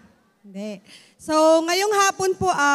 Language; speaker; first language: Filipino; native; Filipino